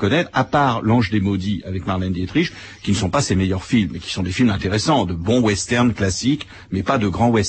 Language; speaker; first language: French; native; French